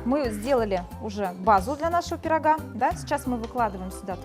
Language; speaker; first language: Russian; native; Russian